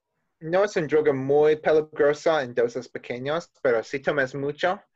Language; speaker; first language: Spanish; non-native, learner; English